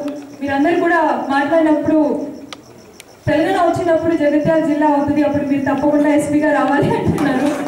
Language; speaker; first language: Telugu; native; Telugu